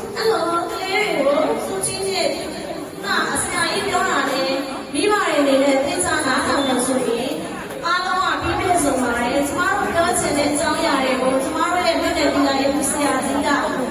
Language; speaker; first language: Burmese; native; Burmese